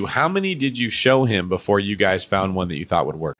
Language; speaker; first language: English; native; English